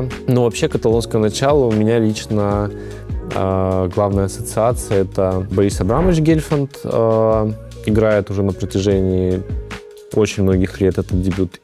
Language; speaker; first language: Russian; native; Russian